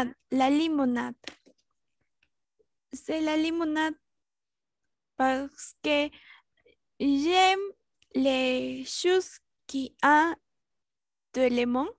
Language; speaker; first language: French; non-native, learner; Spanish